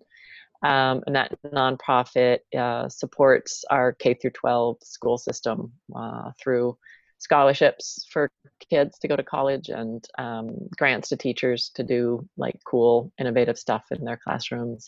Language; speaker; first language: English; native; English